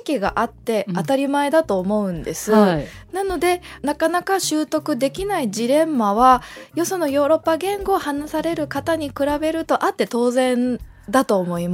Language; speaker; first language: Japanese; native; Japanese